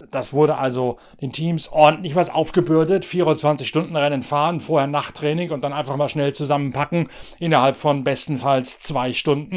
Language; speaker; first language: German; native; German